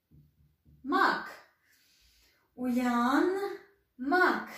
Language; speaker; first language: Turkish; non-native, fluent; Persian